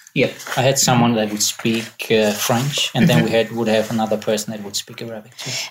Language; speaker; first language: English; non-native, fluent; German